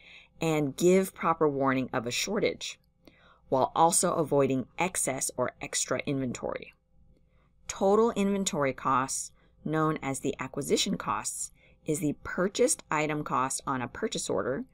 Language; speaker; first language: English; native; English